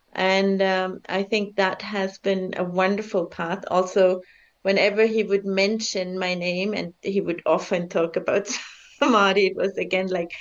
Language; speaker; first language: English; early bilingual, other home language; German